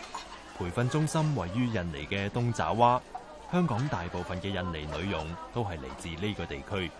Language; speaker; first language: Cantonese; native; Cantonese